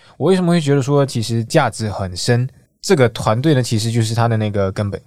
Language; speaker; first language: Chinese; native; Chinese